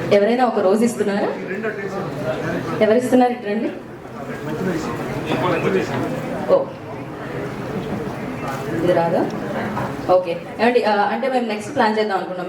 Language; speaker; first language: Telugu; native; Telugu